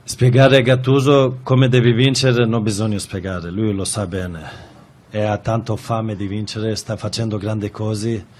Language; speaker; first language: Italian; non-native, fluent; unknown